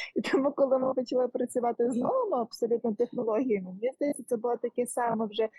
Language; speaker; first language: Ukrainian; native; Ukrainian